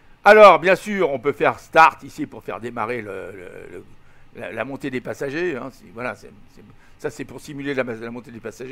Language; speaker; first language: French; native; French